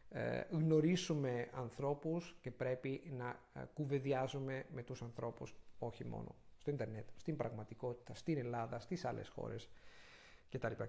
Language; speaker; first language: Greek; non-native, fluent; Italian